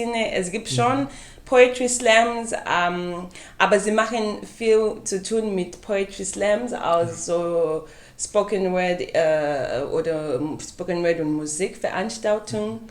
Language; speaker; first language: German; non-native, fluent; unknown